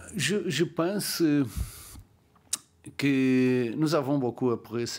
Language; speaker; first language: French; non-native, learner; Portuguese